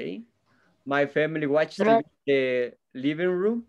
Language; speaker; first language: English; non-native, learner; Spanish